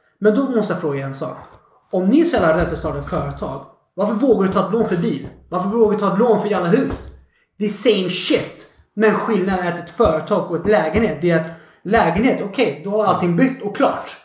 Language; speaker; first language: Swedish; non-native, fluent; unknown